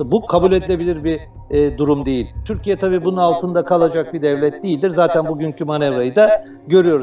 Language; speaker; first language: Turkish; native; Turkish